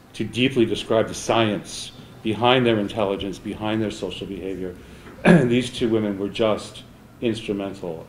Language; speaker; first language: English; native; English